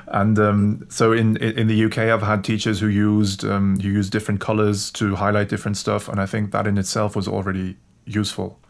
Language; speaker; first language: English; non-native, fluent; German